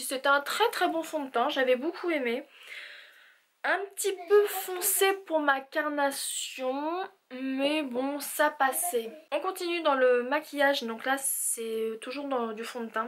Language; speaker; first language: French; native; French